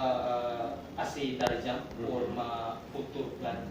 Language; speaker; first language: French; non-native, learner; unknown